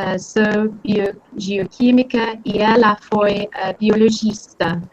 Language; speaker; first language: Portuguese; non-native, fluent; English